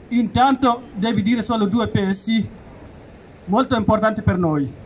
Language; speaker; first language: Italian; non-native, learner; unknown